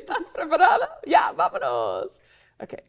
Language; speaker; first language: Spanish; non-native, fluent; English